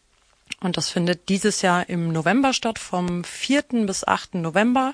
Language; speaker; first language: German; native; German